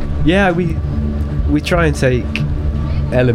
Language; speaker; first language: English; non-native, fluent; Estonian